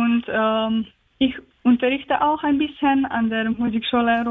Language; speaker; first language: German; non-native, learner; Slovenian